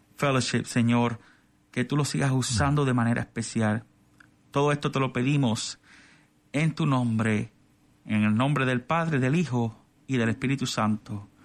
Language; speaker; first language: Spanish; native; Spanish